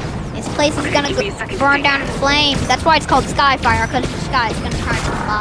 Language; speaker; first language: English; native; English